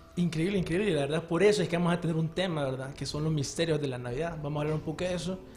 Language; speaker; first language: Spanish; native; Spanish